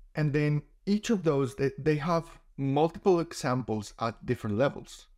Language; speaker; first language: English; non-native, fluent; Spanish